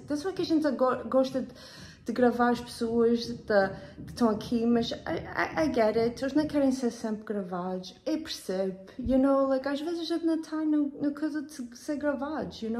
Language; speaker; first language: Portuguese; early bilingual, heritage; Portuguese